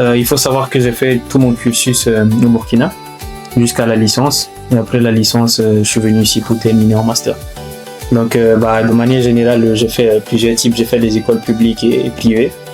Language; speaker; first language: French; non-native, local second language; Fula